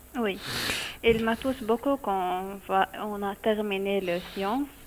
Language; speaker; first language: French; non-native, learner; Arabic